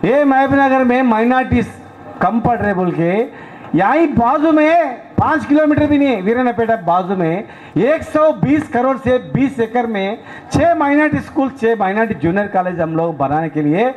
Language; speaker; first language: Hindi; non-native, local second language; Telugu